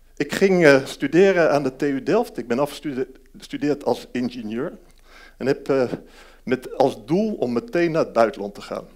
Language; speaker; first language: Dutch; early bilingual, heritage; Dutch